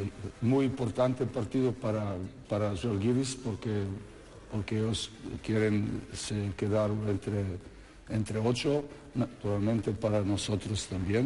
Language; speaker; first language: Spanish; non-native, fluent; Serbian